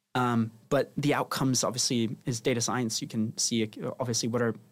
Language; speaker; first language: English; non-native, fluent; Spanish